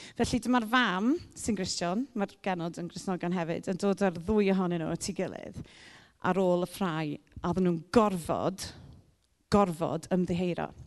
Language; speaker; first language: Welsh; native; Welsh